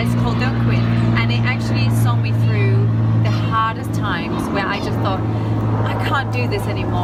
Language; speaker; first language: English; non-native, fluent; Danish